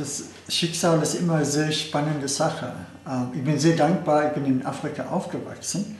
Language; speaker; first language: German; non-native, fluent; English